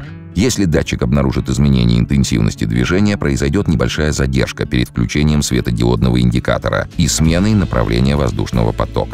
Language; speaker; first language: Russian; native; Russian